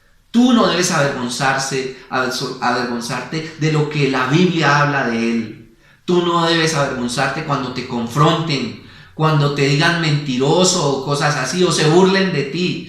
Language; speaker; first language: Spanish; native; Spanish